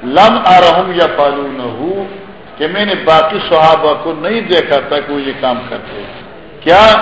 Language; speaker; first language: Urdu; non-native, local second language; Northern Hindko